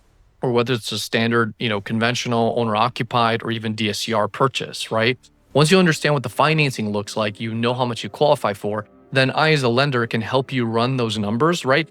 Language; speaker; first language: English; native; English